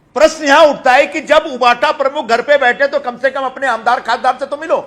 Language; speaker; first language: Hindi; non-native, local second language; Marathi